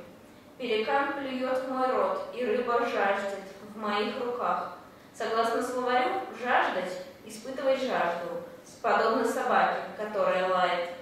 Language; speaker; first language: Russian; native; Russian